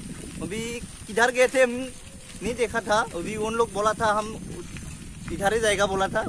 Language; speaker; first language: Hindi; non-native, local second language; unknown